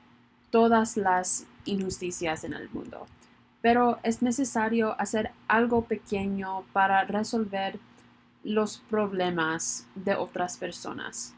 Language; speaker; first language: Spanish; non-native, learner; English